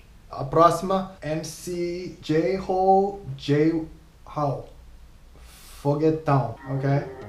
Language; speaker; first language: Portuguese; non-native, learner; English